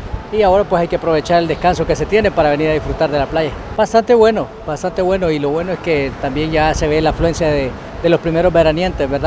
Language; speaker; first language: Spanish; native; Spanish